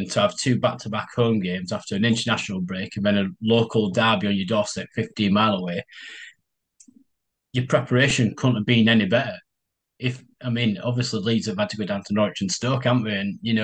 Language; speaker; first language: English; native; English